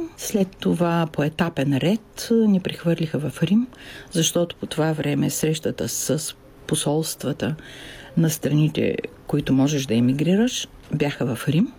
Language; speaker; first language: Bulgarian; native; Bulgarian